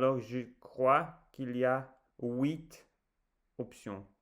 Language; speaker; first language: French; non-native, learner; English